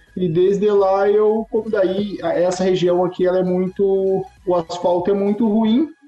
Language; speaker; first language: Portuguese; native; Portuguese